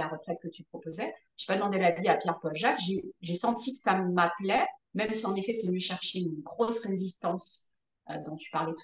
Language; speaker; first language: French; native; French